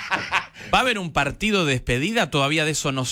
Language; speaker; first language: Spanish; native; Spanish